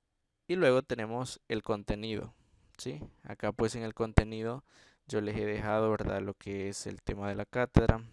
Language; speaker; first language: Spanish; native; Spanish